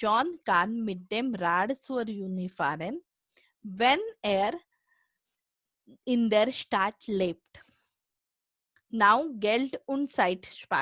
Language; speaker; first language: German; non-native, fluent; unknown